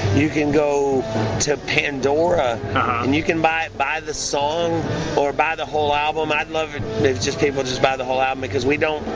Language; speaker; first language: English; native; English